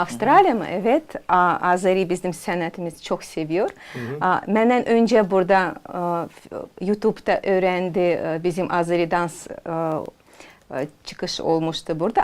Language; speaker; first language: Turkish; non-native, learner; Azerbaijani